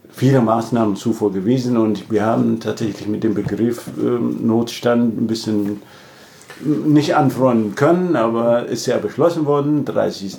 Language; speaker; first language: German; non-native, fluent; Amharic